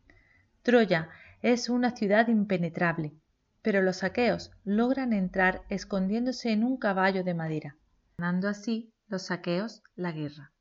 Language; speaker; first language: Spanish; native; Spanish